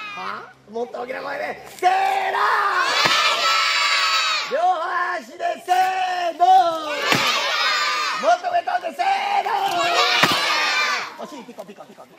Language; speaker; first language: Japanese; native; Japanese